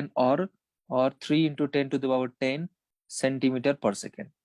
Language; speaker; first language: English; non-native, local second language; Nepali